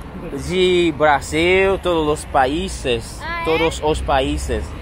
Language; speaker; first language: Portuguese; non-native, learner; English